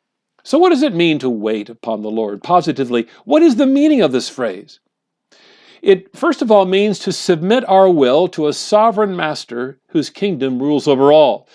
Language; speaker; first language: English; native; English